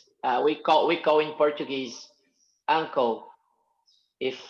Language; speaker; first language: English; non-native, fluent; Portuguese